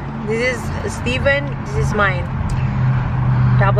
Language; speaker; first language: English; non-native, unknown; Indonesian